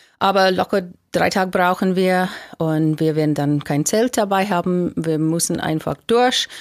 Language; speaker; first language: German; non-native, fluent; English